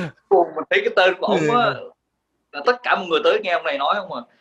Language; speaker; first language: Vietnamese; native; Vietnamese